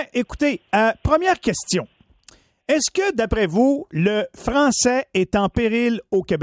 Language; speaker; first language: French; native; French